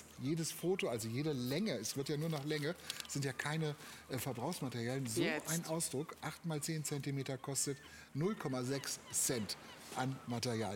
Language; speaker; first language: German; native; German